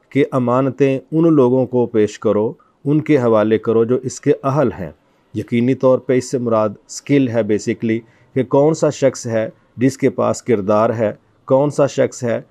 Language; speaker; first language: Urdu; non-native, local second language; Punjabi